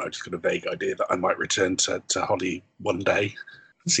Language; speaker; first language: English; native; English